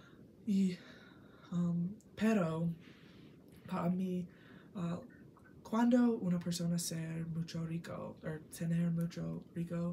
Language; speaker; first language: Spanish; non-native, learner; English